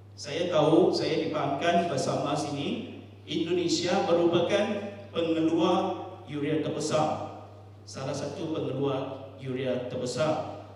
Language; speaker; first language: Malay; non-native, local second language; Chinese